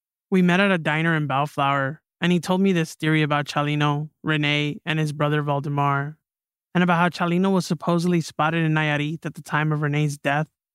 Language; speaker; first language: English; native; English